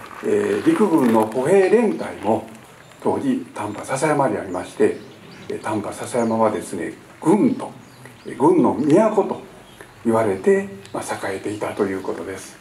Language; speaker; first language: Japanese; native; Japanese